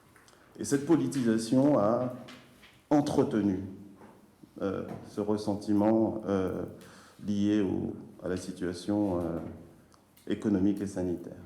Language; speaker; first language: French; native; French